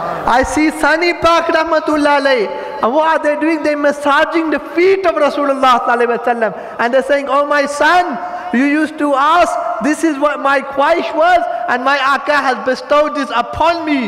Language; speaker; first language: English; native; English